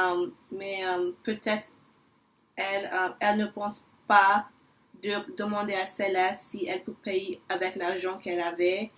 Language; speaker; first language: French; non-native, learner; English